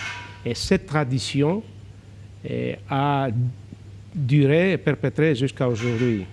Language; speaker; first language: French; non-native, fluent; Greek